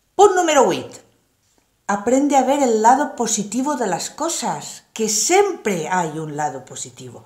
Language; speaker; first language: Spanish; non-native, local second language; Catalan